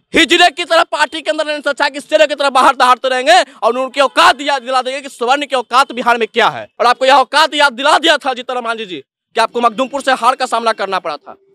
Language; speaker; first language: Hindi; native; Hindi